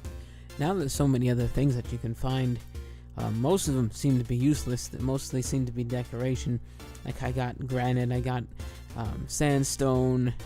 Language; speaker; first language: English; native; English